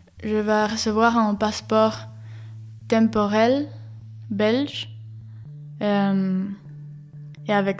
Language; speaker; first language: French; non-native, learner; Spanish